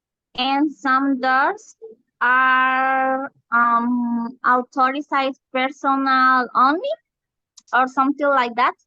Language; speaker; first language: English; non-native, learner; Spanish